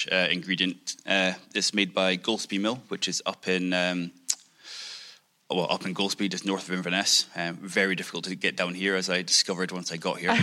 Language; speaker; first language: English; native; English